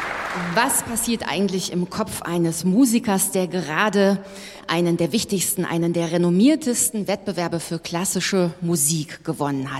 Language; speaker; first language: German; native; German